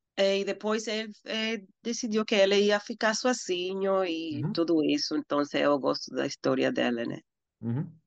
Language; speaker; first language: Portuguese; non-native, learner; Spanish